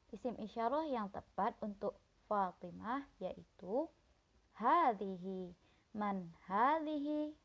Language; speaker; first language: Indonesian; native; Indonesian